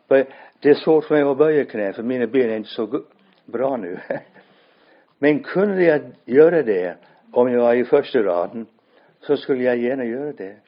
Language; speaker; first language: Swedish; non-native, fluent; English